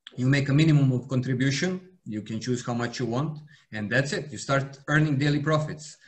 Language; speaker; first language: English; non-native, fluent; Serbian